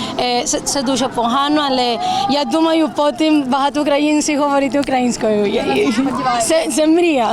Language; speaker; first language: Ukrainian; non-native, learner; Spanish